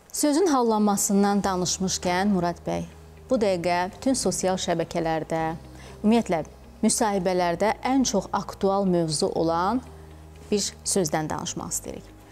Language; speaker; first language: Azerbaijani; native; Azerbaijani